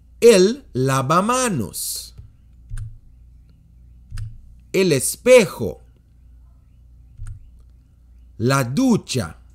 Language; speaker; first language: Spanish; non-native, fluent; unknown